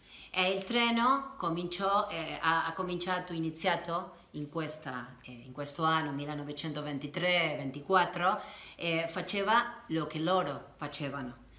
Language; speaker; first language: Italian; non-native, learner; Spanish